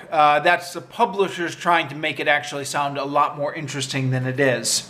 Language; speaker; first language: English; native; English